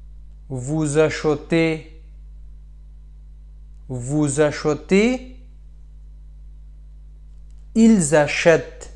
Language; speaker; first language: French; non-native, fluent; Pashto